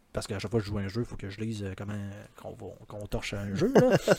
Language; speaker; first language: French; native; French